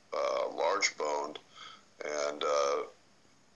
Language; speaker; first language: English; native; English